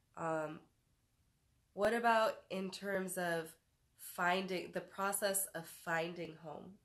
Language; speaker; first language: English; native; English